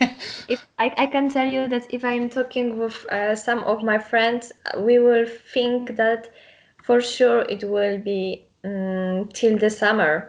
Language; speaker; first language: English; non-native, learner; Polish